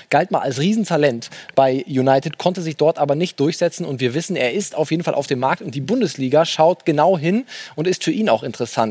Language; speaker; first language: German; native; German